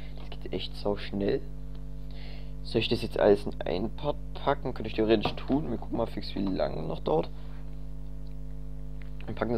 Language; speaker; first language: German; native; German